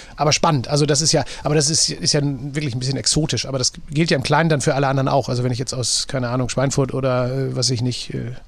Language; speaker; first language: German; native; German